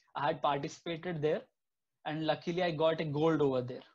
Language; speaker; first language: English; non-native, local second language; Telugu